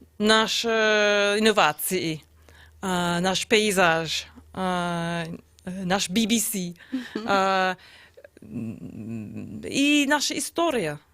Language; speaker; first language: Russian; non-native, learner; English